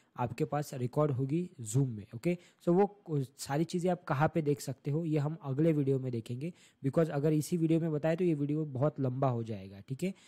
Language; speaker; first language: Hindi; non-native, local second language; Marathi